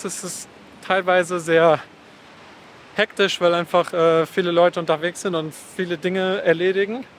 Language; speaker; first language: German; native; German